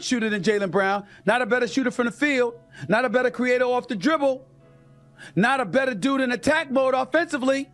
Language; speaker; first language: English; native; English